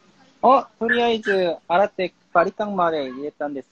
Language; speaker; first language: Japanese; non-native, fluent; Korean